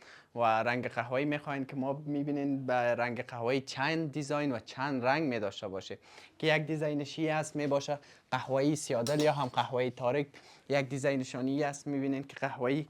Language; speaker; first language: Persian; native; Persian